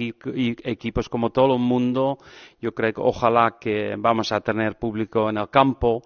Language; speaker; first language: Spanish; non-native, fluent; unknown